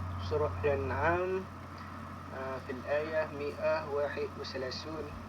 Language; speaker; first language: Arabic; non-native, learner; Malay